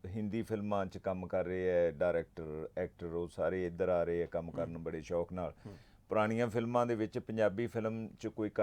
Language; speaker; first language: Punjabi; native; Punjabi